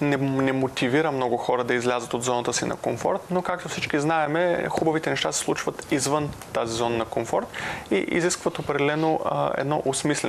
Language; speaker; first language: Bulgarian; native; Bulgarian